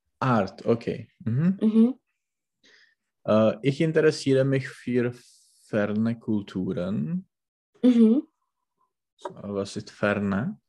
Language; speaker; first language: German; non-native, learner; Czech